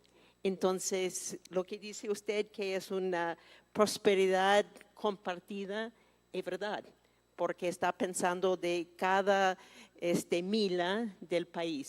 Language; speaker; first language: Spanish; non-native, fluent; English